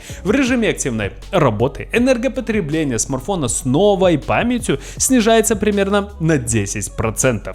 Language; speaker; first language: Russian; native; Russian